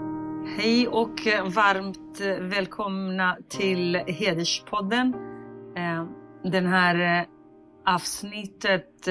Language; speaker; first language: Swedish; non-native, fluent; Central Kurdish